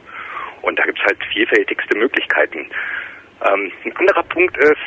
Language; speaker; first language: German; native; German